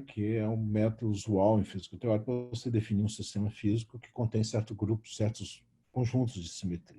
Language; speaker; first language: Portuguese; native; Portuguese